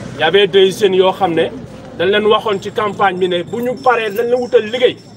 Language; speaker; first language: Wolof; non-native, local second language; Mandingo